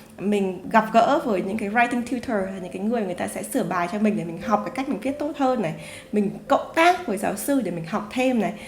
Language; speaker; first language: Vietnamese; native; Vietnamese